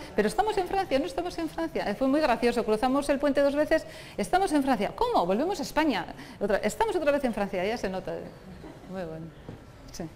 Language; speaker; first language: Spanish; non-native, local second language; Basque